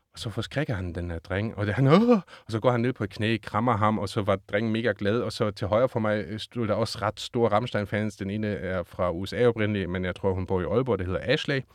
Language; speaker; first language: Danish; non-native, fluent; German